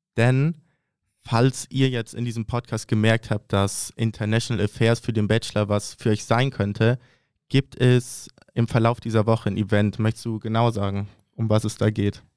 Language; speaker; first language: German; native; German